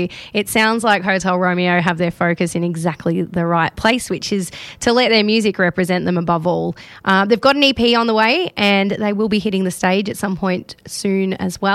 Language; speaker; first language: English; native; English